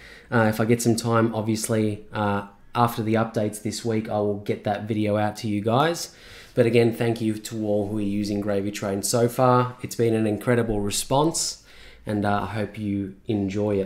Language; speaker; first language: English; native; English